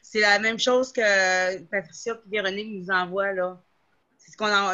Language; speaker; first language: French; native; French